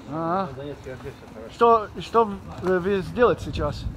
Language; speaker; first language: Russian; non-native, learner; English